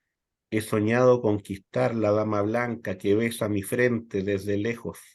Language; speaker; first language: Spanish; native; Spanish